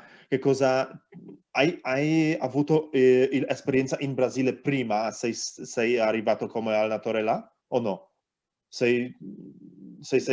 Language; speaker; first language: Italian; non-native, learner; Polish